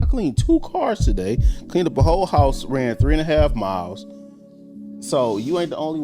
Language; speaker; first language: English; native; English